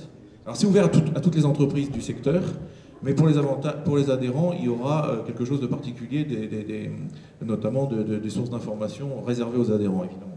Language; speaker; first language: French; native; French